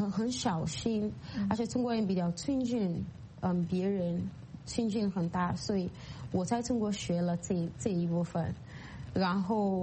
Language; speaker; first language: Chinese; non-native, fluent; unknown